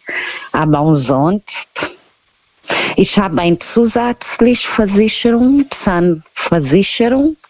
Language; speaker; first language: German; non-native, fluent; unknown